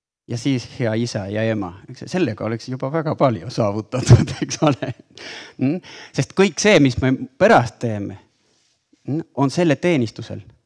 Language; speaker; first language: Estonian; non-native, fluent; Spanish